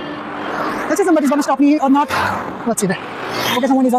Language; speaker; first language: English; non-native, learner; Hindi